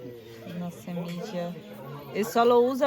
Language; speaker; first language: Spanish; non-native, learner; Portuguese